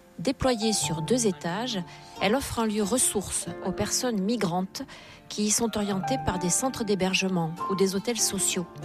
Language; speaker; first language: French; native; French